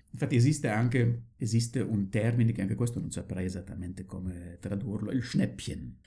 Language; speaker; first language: Italian; non-native, fluent; German